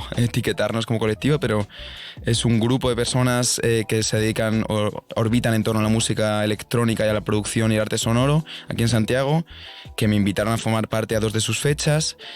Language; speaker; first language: Spanish; native; Spanish